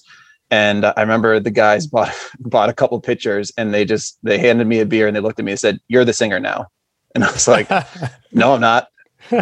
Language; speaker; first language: English; native; English